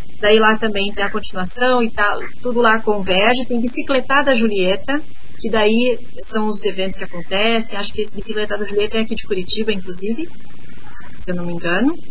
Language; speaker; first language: Portuguese; native; Portuguese